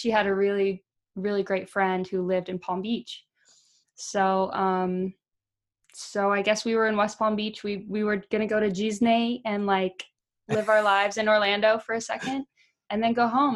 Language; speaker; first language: English; early bilingual, other home language; Portuguese